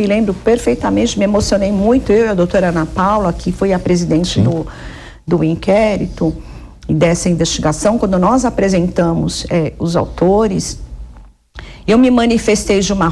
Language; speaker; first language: Portuguese; native; Portuguese